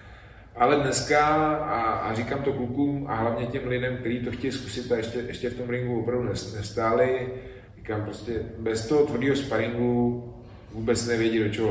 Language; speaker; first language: Czech; native; Czech